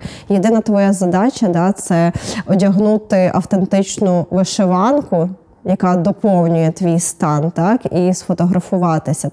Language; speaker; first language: Ukrainian; native; Ukrainian